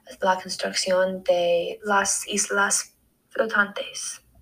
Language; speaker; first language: Spanish; non-native, learner; English